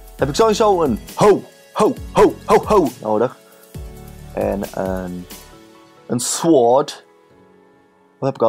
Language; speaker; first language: Dutch; native; Dutch